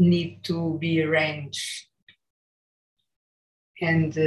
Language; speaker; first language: English; non-native, learner; Portuguese